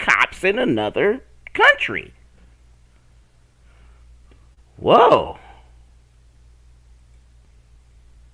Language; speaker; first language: English; native; English